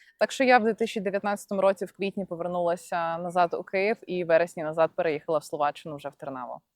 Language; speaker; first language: Ukrainian; non-native, local second language; Russian